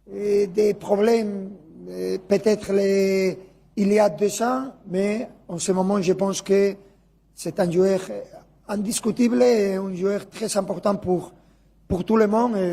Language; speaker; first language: French; non-native, learner; Spanish